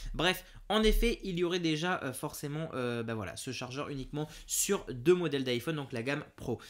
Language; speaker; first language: French; native; French